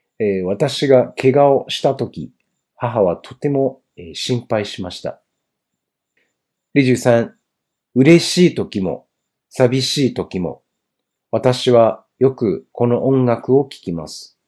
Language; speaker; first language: Japanese; non-native, fluent; Chinese